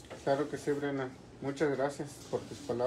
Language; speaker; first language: Spanish; native; Spanish